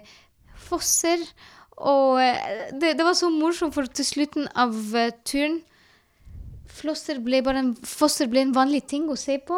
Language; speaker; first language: Norwegian; non-native, learner; Arabic